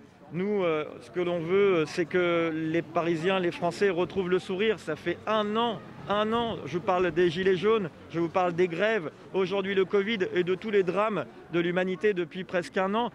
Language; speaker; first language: French; native; French